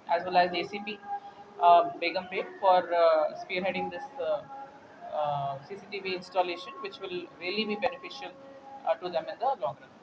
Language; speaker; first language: English; non-native, local second language; Telugu